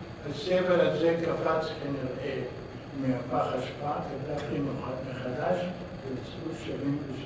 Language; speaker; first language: Hebrew; non-native, fluent; Arabic